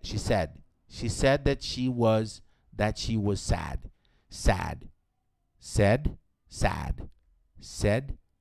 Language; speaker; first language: English; non-native, fluent; Portuguese